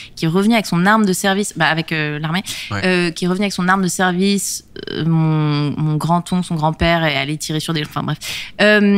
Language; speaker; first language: French; native; French